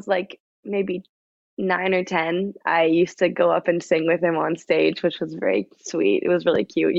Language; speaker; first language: English; native; English